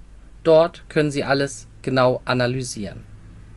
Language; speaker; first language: German; native; German